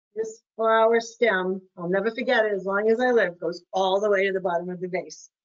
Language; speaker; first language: English; native; English